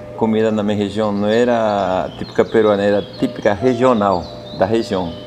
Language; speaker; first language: Portuguese; non-native, fluent; Spanish